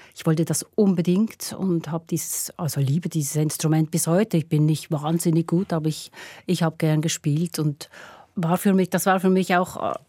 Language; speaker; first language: German; native; German